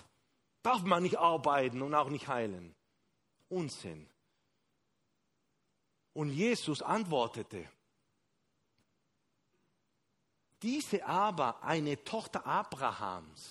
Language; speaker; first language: German; non-native, fluent; Spanish